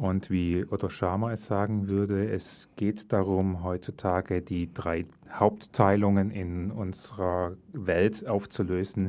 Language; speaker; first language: German; native; German